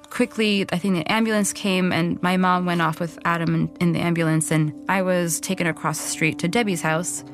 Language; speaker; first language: English; native; English